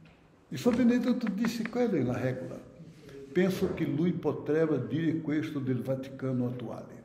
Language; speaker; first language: Italian; non-native, fluent; Portuguese